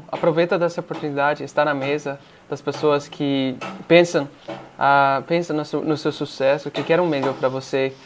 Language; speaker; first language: Portuguese; non-native, fluent; English